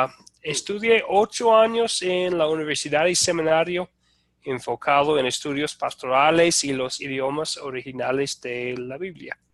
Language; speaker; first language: Spanish; non-native, fluent; English